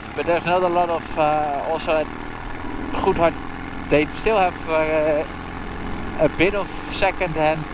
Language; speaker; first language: English; non-native, fluent; Dutch